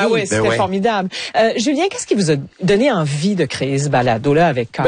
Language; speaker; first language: French; native; French